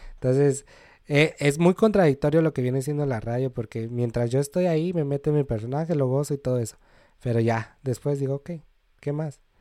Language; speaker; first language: Spanish; native; Spanish